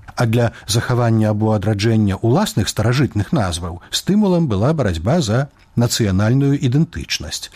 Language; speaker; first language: Belarusian; native; Belarusian